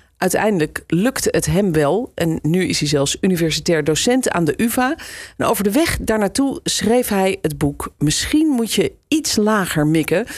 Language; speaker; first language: Dutch; native; Dutch